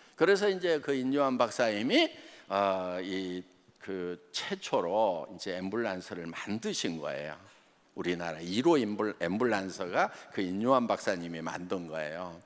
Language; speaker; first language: Korean; native; Korean